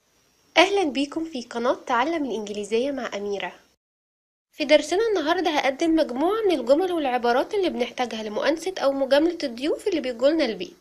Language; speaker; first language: Arabic; native; Arabic